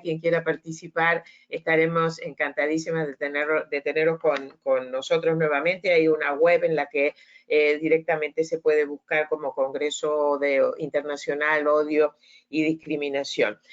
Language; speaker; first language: Spanish; native; Spanish